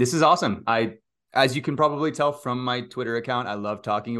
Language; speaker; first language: English; native; English